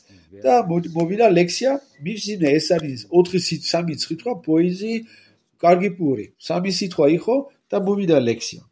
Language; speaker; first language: Georgian; non-native, learner; French